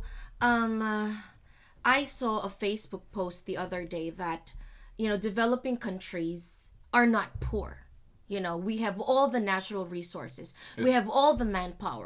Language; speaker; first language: English; non-native, local second language; Filipino